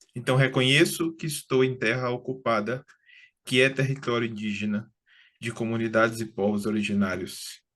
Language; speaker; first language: Portuguese; native; Portuguese